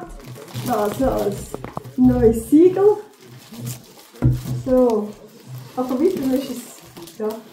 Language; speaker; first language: German; native; German